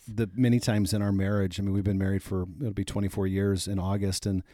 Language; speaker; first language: English; native; English